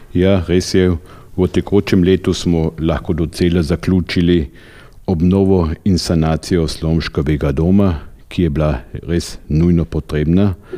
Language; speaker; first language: Slovenian; native; Slovenian